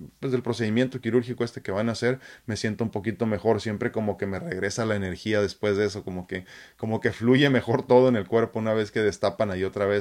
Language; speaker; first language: Spanish; native; Spanish